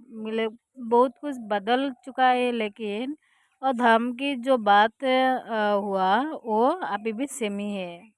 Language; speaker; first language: Hindi; non-native, fluent; Bangla